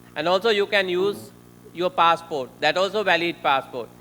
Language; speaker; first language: English; non-native, local second language; Sinhala